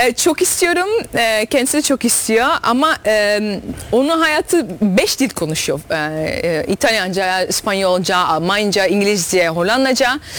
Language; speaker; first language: Turkish; early bilingual, heritage; Turkish